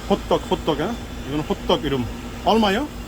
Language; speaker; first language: Korean; non-native, learner; Bangla